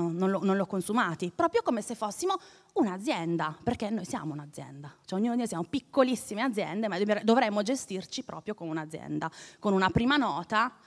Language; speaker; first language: Italian; native; Italian